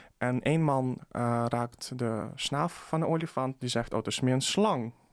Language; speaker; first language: Dutch; early bilingual, other home language; Russian